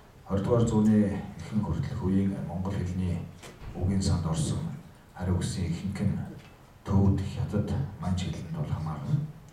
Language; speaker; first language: Mongolian; native; Mongolian